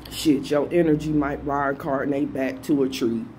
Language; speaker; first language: English; native; English